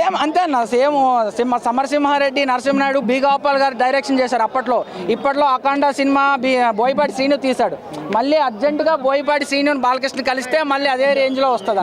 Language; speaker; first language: Telugu; native; Telugu